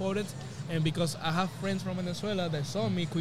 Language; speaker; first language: English; non-native, fluent; Spanish